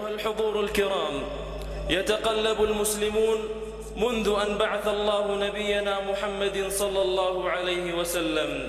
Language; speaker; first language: Arabic; non-native, learner; Pashto